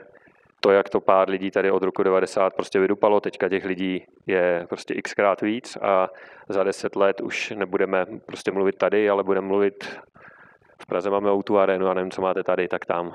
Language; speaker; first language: Czech; native; Czech